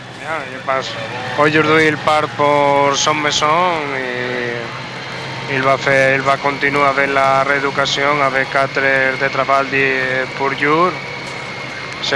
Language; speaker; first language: French; non-native, learner; Spanish